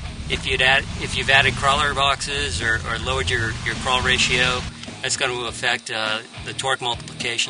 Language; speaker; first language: English; native; English